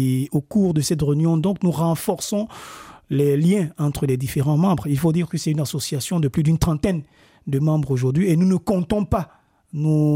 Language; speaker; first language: French; non-native, local second language; Basaa